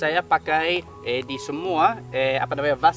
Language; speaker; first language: Indonesian; non-native, learner; English